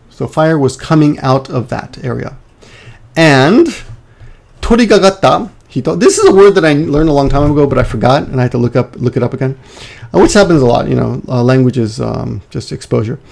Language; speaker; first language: English; native; English